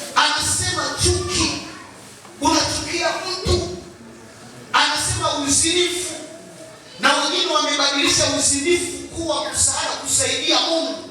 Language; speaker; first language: Swahili; native; Swahili